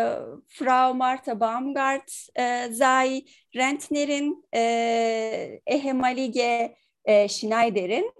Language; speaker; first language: German; non-native, learner; Turkish